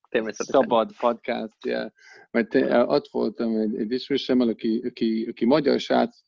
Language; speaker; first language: Hungarian; non-native, fluent; English